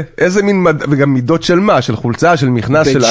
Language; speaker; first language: Hebrew; native; Hebrew